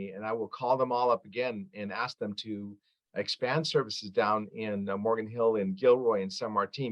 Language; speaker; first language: English; early bilingual, other home language; Arabic